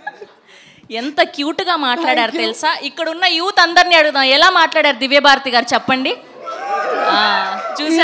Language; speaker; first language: Telugu; native; Telugu